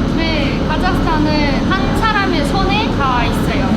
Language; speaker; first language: Korean; non-native, fluent; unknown